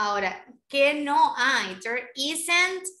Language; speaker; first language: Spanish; non-native, learner; English